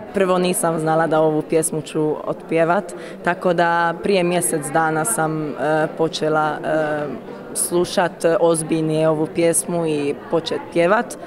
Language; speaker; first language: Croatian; early bilingual, heritage; Croatian